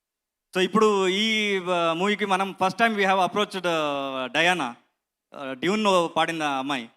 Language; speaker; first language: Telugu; non-native, learner; Kannada